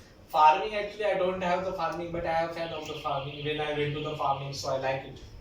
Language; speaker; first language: English; non-native, local second language; Marathi